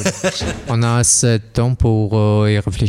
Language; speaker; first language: French; non-native, learner; Russian